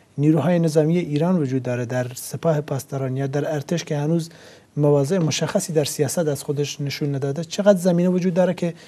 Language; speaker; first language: Persian; non-native, local second language; Central Kurdish